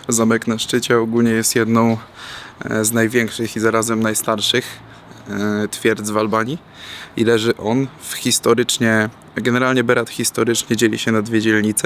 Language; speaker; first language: Polish; native; Polish